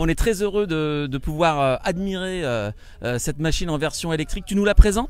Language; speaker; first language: French; native; French